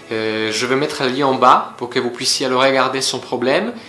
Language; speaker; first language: French; non-native, fluent; Polish